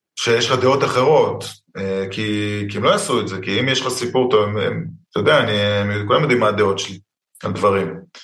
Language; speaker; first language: Hebrew; early bilingual, other home language; English